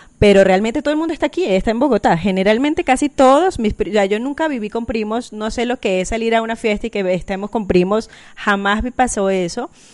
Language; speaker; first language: Spanish; native; Spanish